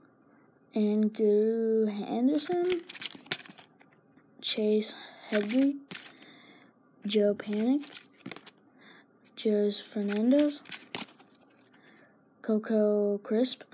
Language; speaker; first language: English; native; English